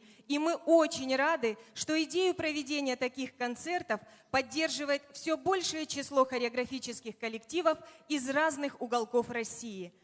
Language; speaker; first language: Russian; native; Russian